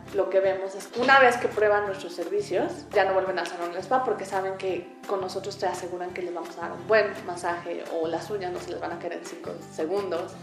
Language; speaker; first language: Spanish; native; Spanish